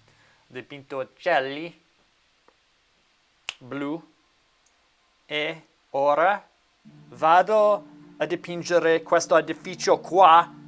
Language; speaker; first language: Italian; non-native, learner; English